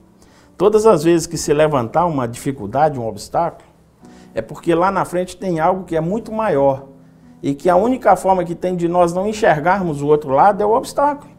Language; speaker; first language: Portuguese; native; Portuguese